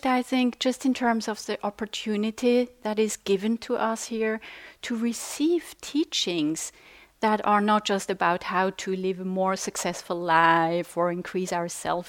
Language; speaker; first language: English; non-native, fluent; Swiss German